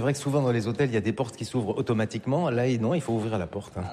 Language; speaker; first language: French; native; French